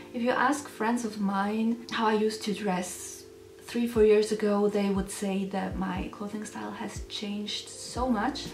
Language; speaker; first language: English; non-native, fluent; German